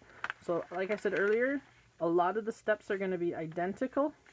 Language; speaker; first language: English; native; English